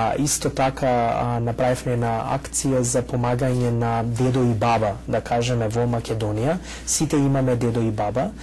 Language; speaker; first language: Macedonian; early bilingual, heritage; Macedonian